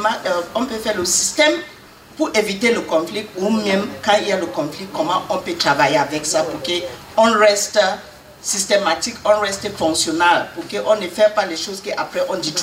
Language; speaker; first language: French; non-native, learner; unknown